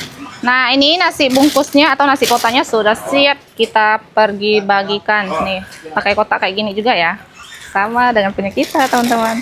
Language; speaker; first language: Indonesian; native; Indonesian